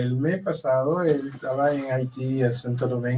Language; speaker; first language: Spanish; non-native, learner; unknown